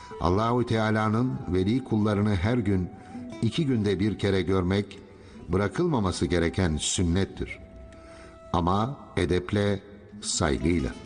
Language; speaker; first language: Turkish; native; Turkish